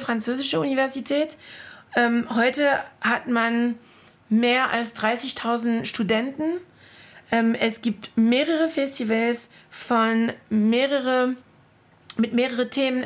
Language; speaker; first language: German; non-native, fluent; French